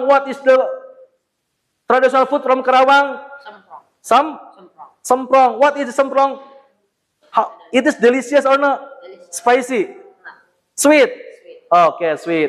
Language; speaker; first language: English; non-native, learner; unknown